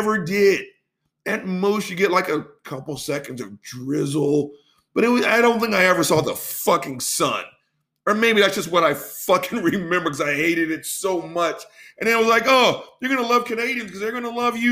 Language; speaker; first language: English; native; English